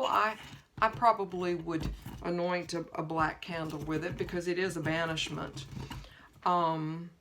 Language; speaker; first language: English; native; English